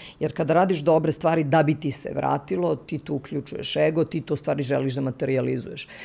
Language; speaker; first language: Serbian; native; Serbian